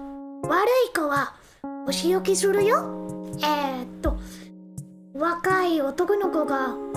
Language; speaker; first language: Japanese; non-native, learner; English